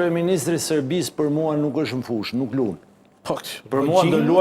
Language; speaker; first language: Albanian; native; Albanian